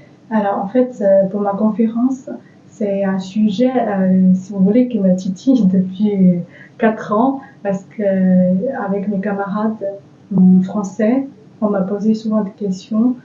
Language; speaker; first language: French; non-native, fluent; Chinese